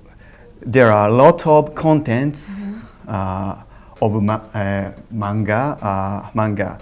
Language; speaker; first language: English; non-native, learner; Japanese